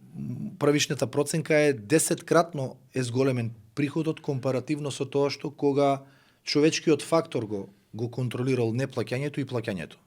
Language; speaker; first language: Macedonian; native; Macedonian